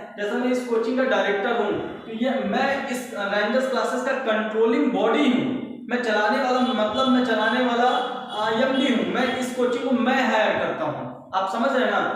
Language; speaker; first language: Hindi; native; Hindi